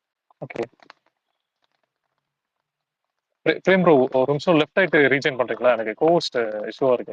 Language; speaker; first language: Tamil; native; Tamil